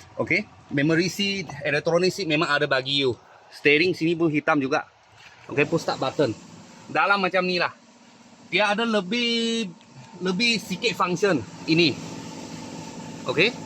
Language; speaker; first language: Malay; non-native, fluent; Chinese